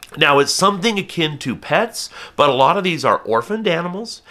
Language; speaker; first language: English; native; English